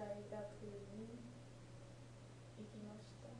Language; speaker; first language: Japanese; non-native, learner; English